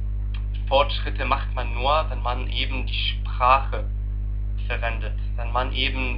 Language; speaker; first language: German; non-native, learner; Arabic